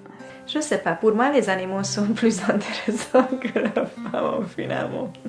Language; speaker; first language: French; non-native, fluent; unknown